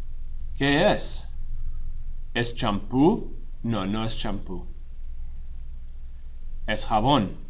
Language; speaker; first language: Spanish; non-native, fluent; English